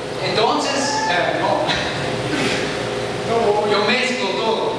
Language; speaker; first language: Spanish; non-native, learner; German